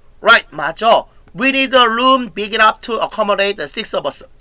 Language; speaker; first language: English; non-native, fluent; Korean